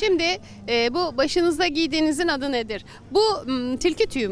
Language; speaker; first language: Turkish; native; Turkish